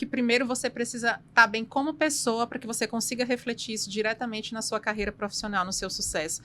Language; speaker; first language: Portuguese; native; Portuguese